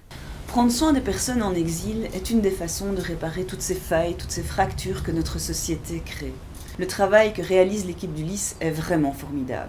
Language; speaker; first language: French; native; French